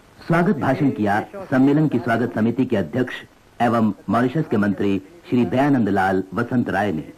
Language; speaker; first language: Hindi; native; Hindi